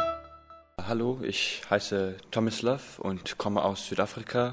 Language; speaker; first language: German; non-native, fluent; English